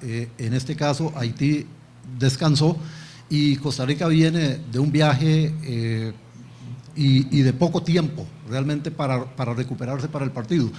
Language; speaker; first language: Spanish; native; Spanish